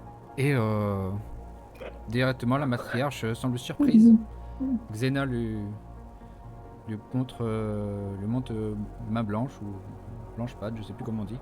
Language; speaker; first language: French; native; French